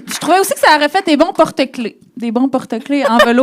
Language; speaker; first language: French; native; French